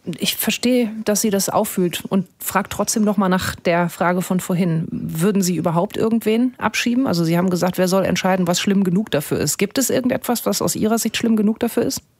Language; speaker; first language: German; native; German